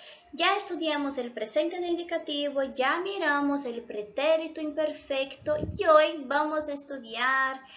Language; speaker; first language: Spanish; non-native, fluent; Portuguese